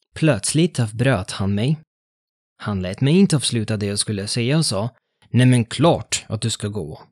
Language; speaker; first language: Swedish; non-native, fluent; Italian